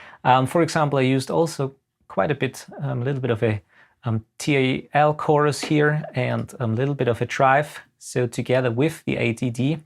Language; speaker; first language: English; non-native, fluent; German